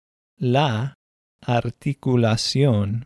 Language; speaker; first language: Spanish; non-native, learner; English